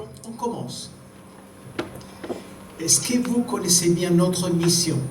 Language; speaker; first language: French; non-native, fluent; Spanish